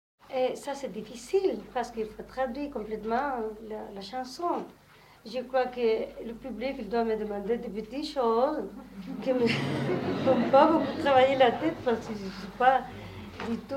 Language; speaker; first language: French; non-native, learner; Spanish